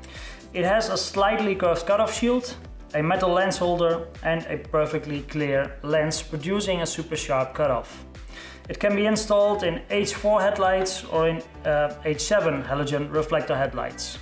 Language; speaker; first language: English; non-native, fluent; Dutch